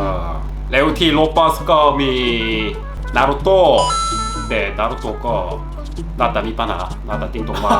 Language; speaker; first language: Thai; non-native, learner; Korean